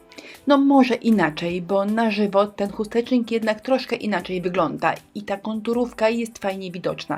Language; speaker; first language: Polish; native; Polish